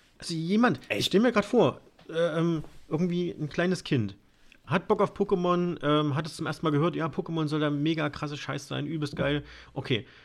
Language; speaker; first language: German; native; German